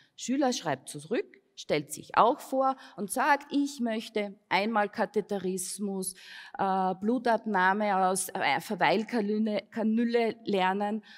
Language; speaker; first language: German; native; German